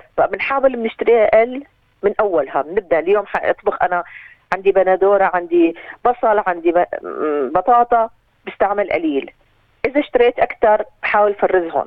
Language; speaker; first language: Arabic; native; Arabic